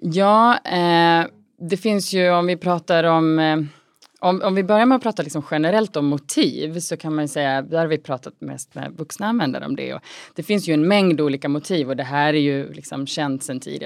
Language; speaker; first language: Swedish; native; Swedish